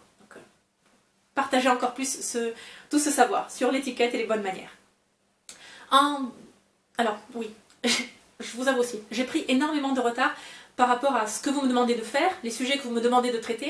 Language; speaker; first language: French; native; French